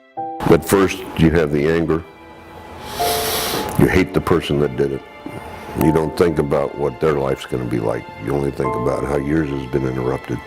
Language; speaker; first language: English; native; English